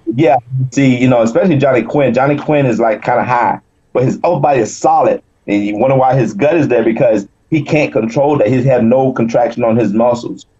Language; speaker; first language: English; native; English